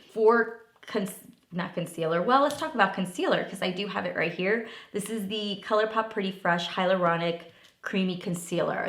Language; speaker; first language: English; native; English